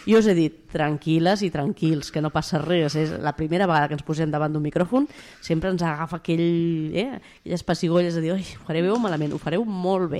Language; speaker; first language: Catalan; native; Catalan